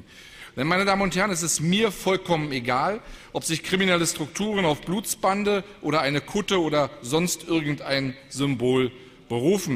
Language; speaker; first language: German; native; German